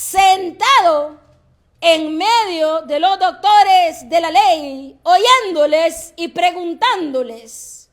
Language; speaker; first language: Spanish; native; Spanish